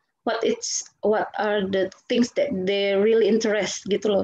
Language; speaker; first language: English; non-native, fluent; Indonesian